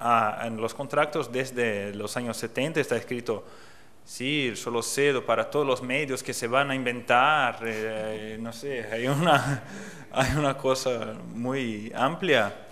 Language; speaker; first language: Spanish; non-native, fluent; Portuguese